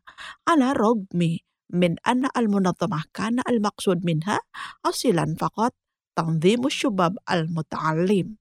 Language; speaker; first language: Arabic; non-native, fluent; Indonesian